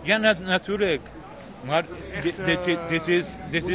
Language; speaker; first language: Dutch; non-native, learner; Persian